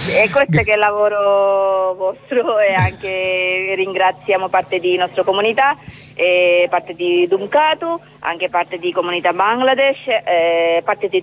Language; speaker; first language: Italian; non-native, learner; Bangla